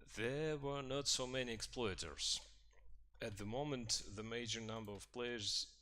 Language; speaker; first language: English; non-native, fluent; Russian